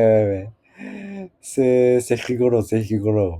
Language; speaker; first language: French; non-native, learner; Japanese